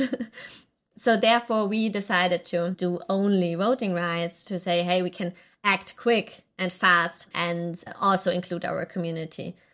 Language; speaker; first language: English; non-native, fluent; Italian